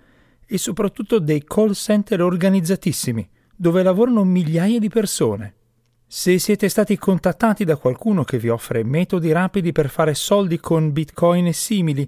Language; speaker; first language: Italian; native; Italian